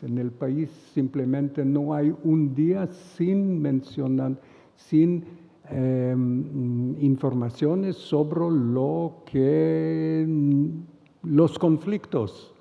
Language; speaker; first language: Spanish; non-native, fluent; Hebrew